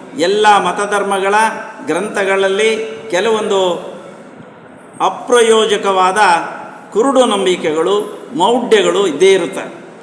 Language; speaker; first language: Kannada; non-native, local second language; Telugu